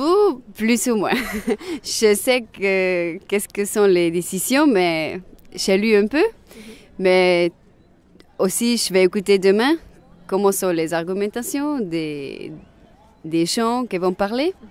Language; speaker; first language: French; non-native, local second language; German